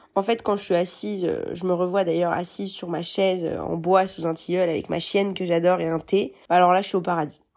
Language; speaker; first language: French; native; French